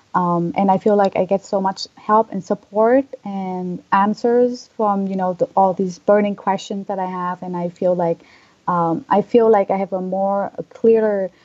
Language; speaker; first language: English; non-native, fluent; Vietnamese